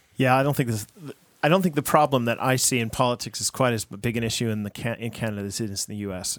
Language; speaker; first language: English; native; English